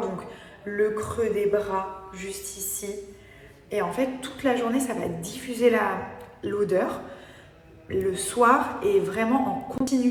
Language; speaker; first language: French; native; French